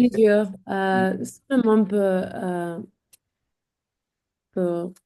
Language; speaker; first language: French; non-native, learner; English